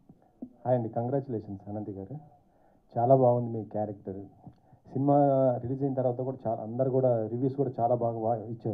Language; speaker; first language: Telugu; native; Telugu